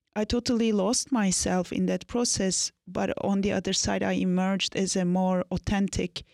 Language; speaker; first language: English; non-native, fluent; Turkish